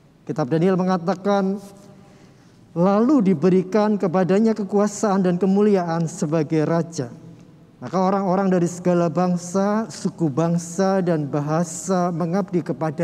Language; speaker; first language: Indonesian; native; Indonesian